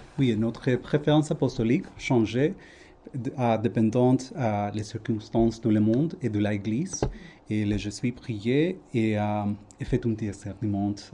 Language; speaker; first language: French; non-native, learner; Spanish